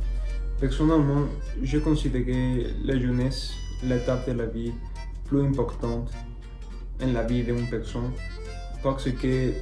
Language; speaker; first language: French; non-native, learner; Spanish